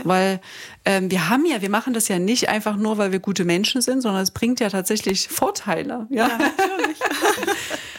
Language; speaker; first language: German; native; German